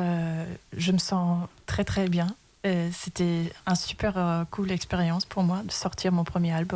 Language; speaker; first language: French; early bilingual, heritage; Danish